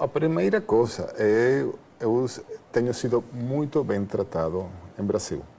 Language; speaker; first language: Portuguese; non-native, fluent; Spanish